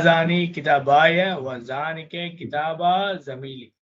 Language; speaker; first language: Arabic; non-native, fluent; Tamil